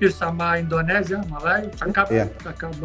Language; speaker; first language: Indonesian; non-native, fluent; Portuguese